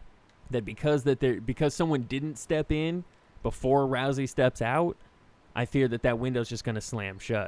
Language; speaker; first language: English; native; English